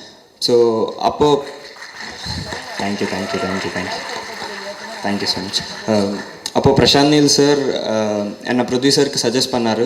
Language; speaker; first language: Tamil; non-native, learner; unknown